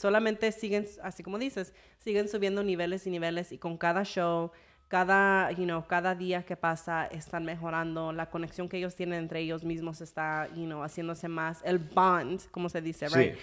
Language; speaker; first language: Spanish; early bilingual, heritage; English